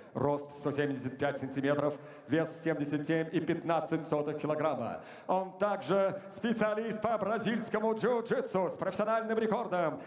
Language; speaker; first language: Russian; native; Russian